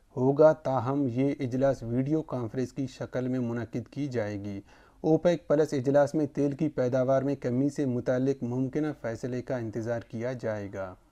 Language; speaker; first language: Urdu; non-native, local second language; Baluchi